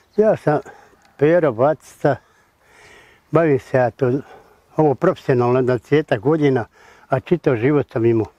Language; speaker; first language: Bosnian; native; Bosnian